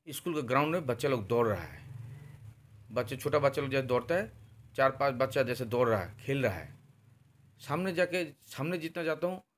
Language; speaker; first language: Hindi; non-native, local second language; Bangla